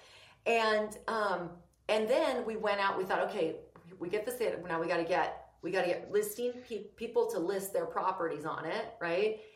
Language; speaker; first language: English; early bilingual, other home language; Greek